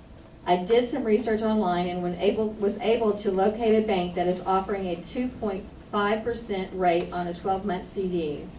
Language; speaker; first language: English; native; English